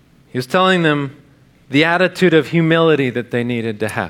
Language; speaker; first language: English; native; English